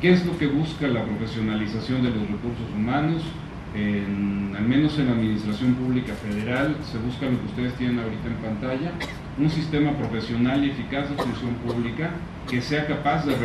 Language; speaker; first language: Spanish; native; Spanish